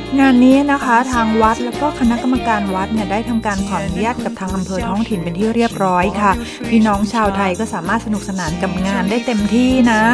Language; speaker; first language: Thai; native; Thai